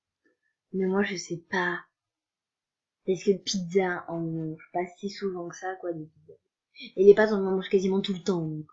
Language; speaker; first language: French; native; French